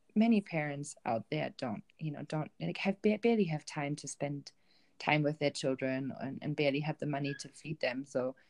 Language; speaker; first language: English; non-native, fluent; German